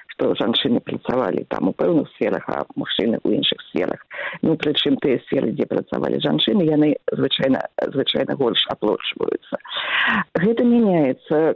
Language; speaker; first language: Belarusian; native; Belarusian